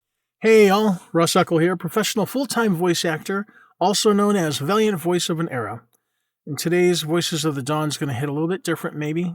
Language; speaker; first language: English; native; English